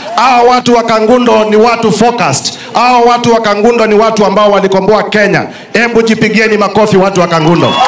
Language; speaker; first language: Swahili; non-native, local second language; Kamba